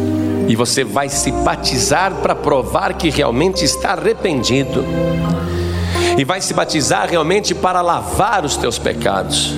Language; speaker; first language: Portuguese; native; Portuguese